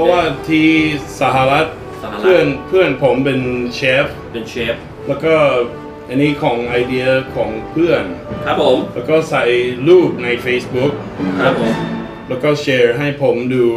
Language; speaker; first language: Thai; non-native, fluent; English